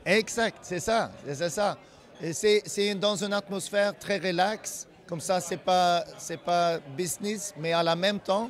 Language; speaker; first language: French; non-native, fluent; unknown